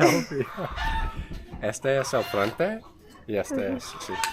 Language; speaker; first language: Spanish; non-native, learner; English